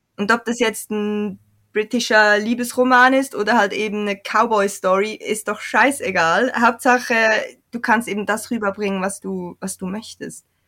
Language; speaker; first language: German; native; German